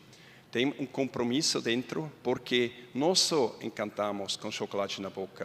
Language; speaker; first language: Portuguese; non-native, fluent; Swiss German